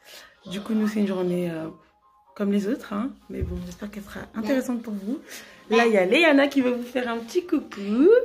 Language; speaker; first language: French; native; French